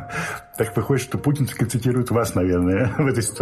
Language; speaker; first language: Russian; native; Russian